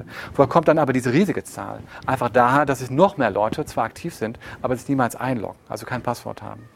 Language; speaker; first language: German; native; German